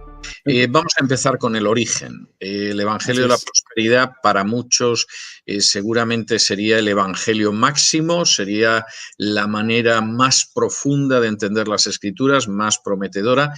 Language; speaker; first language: Spanish; native; Spanish